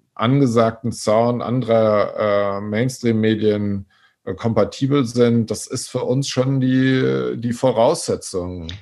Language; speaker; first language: German; native; German